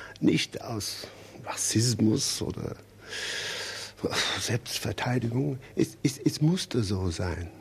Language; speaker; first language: German; non-native, fluent; English